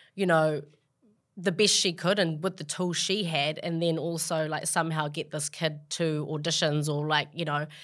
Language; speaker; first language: English; native; English